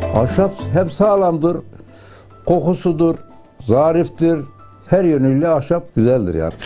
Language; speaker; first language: Turkish; native; Turkish